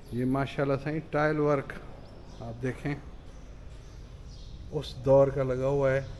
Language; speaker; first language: Urdu; non-native, local second language; Sindhi